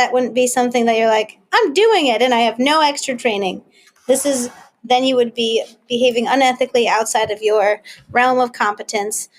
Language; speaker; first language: English; native; English